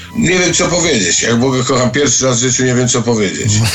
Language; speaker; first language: Polish; native; Polish